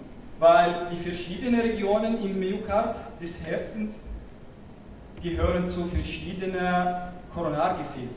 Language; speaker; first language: German; non-native, fluent; Arabic